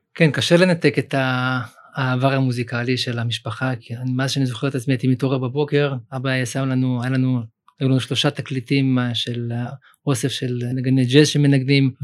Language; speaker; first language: Hebrew; early bilingual, other home language; Russian